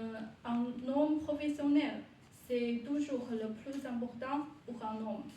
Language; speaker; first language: French; non-native, learner; Chinese